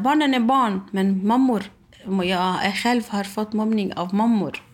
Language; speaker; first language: Swedish; non-native, learner; Arabic